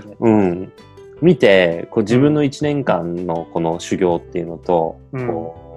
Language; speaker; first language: Japanese; native; Japanese